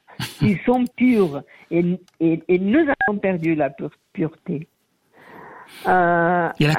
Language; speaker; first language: French; non-native, learner; Portuguese